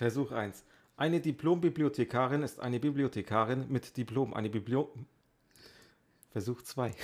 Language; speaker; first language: German; native; German